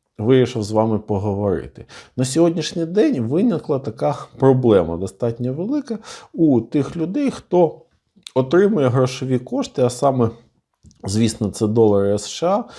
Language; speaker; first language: Ukrainian; non-native, local second language; Russian